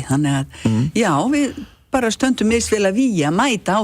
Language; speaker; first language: Icelandic; native; Icelandic